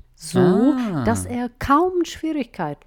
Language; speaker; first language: German; non-native, fluent; Czech